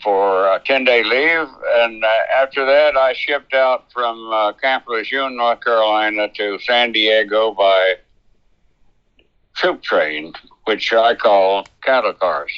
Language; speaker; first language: English; native; English